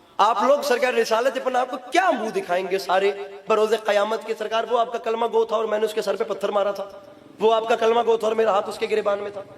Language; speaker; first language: Urdu; non-native, local second language; Punjabi